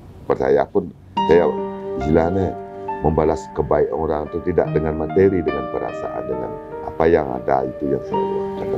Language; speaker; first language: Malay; non-native, local second language; Balinese